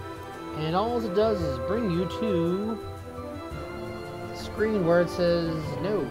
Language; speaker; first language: English; native; English